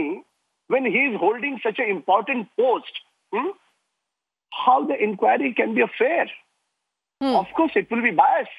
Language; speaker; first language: English; non-native, local second language; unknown